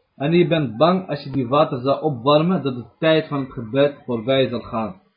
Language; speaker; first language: Dutch; early bilingual, other home language; Arabic